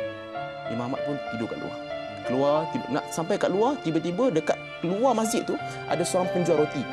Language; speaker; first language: Malay; native; Malay